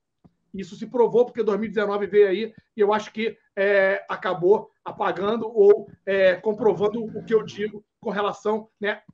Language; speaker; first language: Portuguese; native; Portuguese